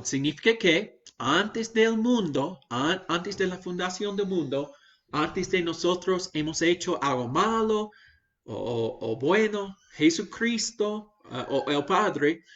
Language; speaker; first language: Spanish; non-native, fluent; English